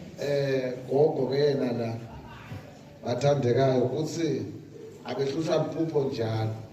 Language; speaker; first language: Zulu; non-native, local second language; Swati